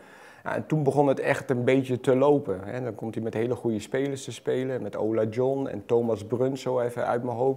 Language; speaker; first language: Dutch; native; Dutch